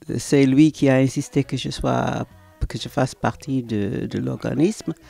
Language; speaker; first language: French; non-native, fluent; English